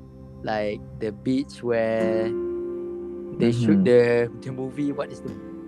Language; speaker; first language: English; non-native, local second language; Malay